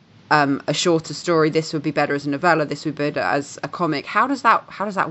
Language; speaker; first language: English; native; English